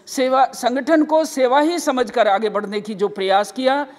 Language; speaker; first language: Hindi; native; Hindi